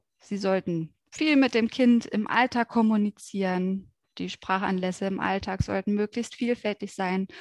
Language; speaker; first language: German; native; German